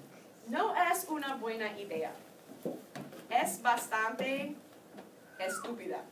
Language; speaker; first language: Spanish; non-native, fluent; English